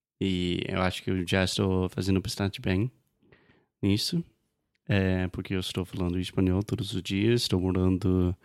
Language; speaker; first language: Portuguese; non-native, fluent; English